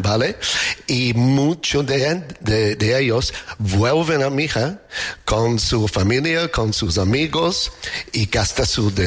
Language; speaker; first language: Spanish; non-native, fluent; English